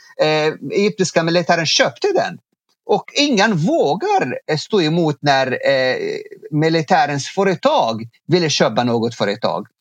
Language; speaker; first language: Swedish; non-native, fluent; Arabic